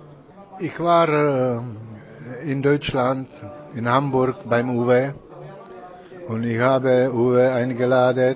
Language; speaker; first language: German; non-native, learner; Czech